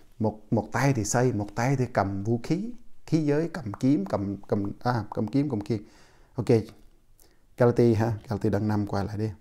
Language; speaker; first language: Vietnamese; non-native, local second language; Jarai